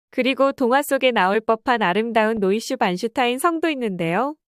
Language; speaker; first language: Korean; native; Korean